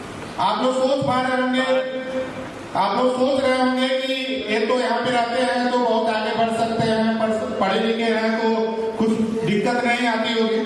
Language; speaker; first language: Hindi; native; Hindi